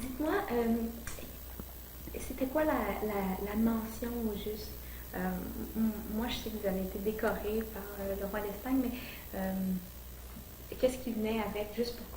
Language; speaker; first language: French; native; French